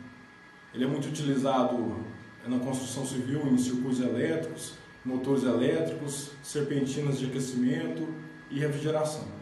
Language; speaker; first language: Portuguese; native; Portuguese